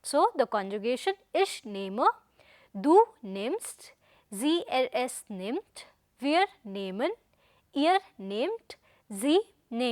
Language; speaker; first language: German; non-native, fluent; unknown